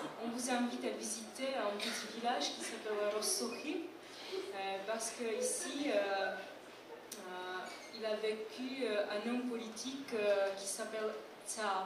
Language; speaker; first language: French; non-native, fluent; Czech